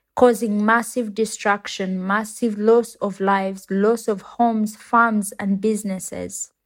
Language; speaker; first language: English; non-native, local second language; Ganda